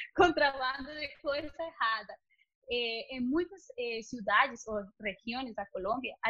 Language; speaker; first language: Portuguese; non-native, learner; Spanish